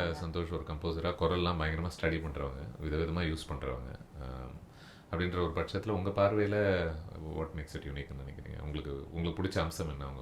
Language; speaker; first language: Tamil; native; Tamil